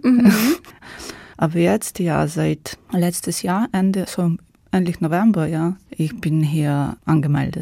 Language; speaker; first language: German; non-native, learner; Ukrainian